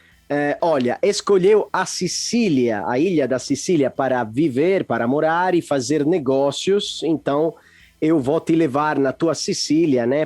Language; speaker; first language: Portuguese; non-native, fluent; Italian